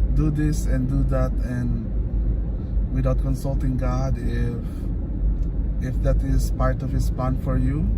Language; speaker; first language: English; non-native, local second language; Filipino